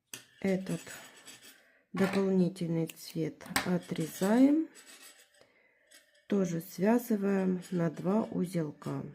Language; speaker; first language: Russian; native; Russian